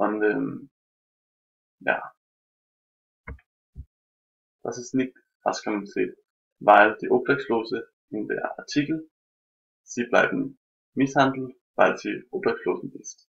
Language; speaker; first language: German; non-native, learner; Danish